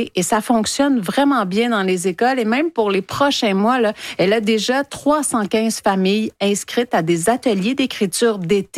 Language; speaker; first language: French; native; French